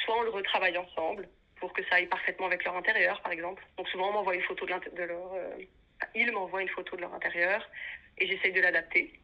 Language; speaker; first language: French; native; French